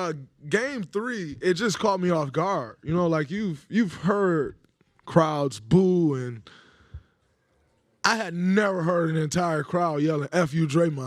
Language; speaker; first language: English; native; English